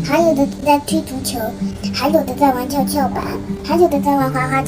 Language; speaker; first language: Chinese; native; Chinese